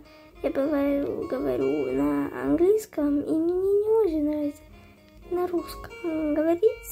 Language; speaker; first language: Russian; early bilingual, heritage; Russian